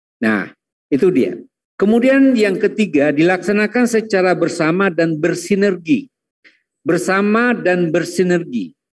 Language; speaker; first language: Indonesian; non-native, local second language; Minangkabau